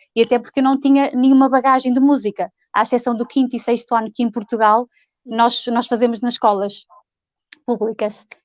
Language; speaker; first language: Portuguese; native; Portuguese